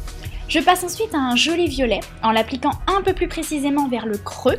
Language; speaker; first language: French; native; French